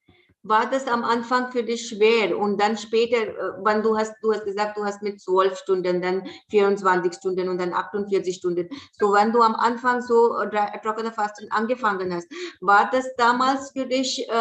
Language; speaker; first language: German; non-native, fluent; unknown